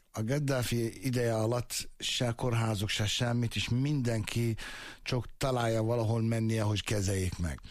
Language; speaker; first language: Hungarian; non-native, fluent; Arabic